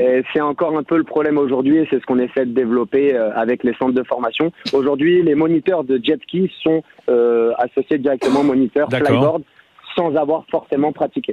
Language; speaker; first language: French; native; French